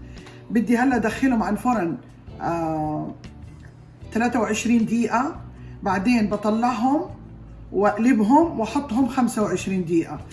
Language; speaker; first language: Arabic; native; Arabic